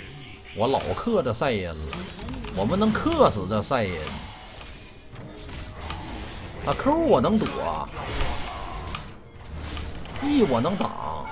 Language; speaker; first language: Chinese; native; Chinese